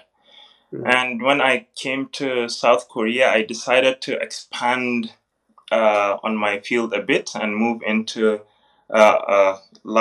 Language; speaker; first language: English; non-native, local second language; Hausa